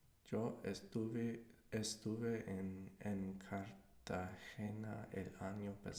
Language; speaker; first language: Spanish; non-native, learner; English